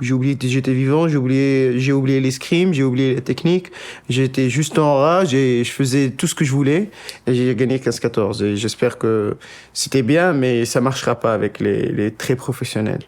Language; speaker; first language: French; non-native, local second language; Arabic